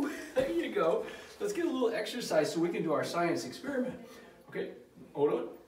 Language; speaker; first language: English; native; English